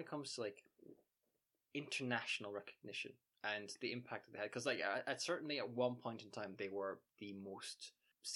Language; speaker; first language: English; native; English